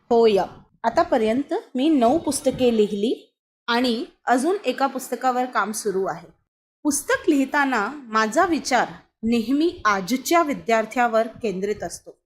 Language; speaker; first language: Marathi; non-native, local second language; Hindi